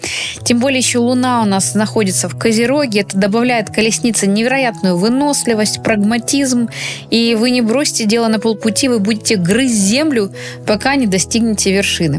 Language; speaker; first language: Russian; native; Russian